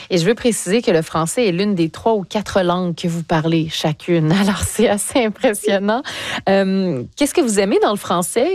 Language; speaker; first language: French; native; French